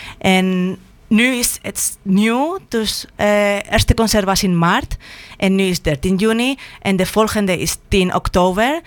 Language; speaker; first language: Dutch; non-native, fluent; Spanish